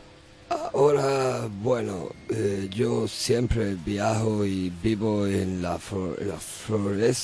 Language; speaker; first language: Spanish; non-native, learner; English